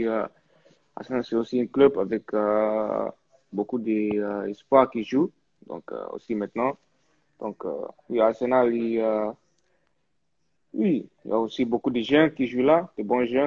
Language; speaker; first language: French; early bilingual, heritage; French